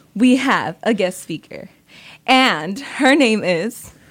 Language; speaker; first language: English; native; English